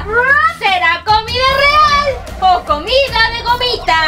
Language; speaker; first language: Spanish; native; Spanish